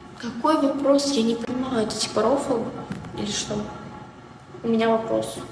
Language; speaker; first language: Russian; native; Russian